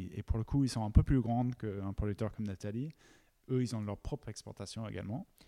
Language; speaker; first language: French; non-native, fluent; English